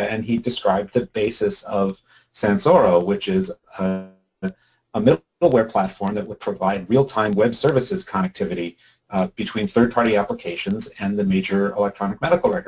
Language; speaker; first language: English; native; English